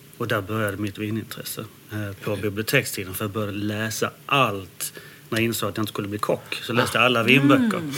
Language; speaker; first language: Swedish; early bilingual, other home language; Danish